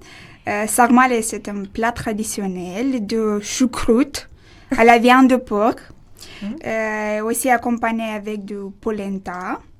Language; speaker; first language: French; non-native, learner; Romanian